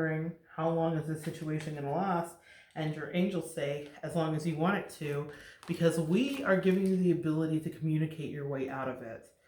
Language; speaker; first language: English; native; English